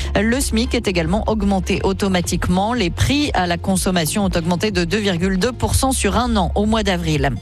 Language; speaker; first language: French; native; French